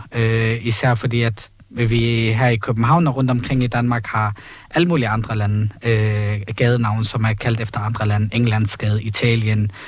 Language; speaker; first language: Danish; early bilingual, other home language; Arabic